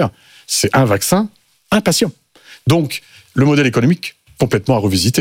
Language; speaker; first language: French; native; French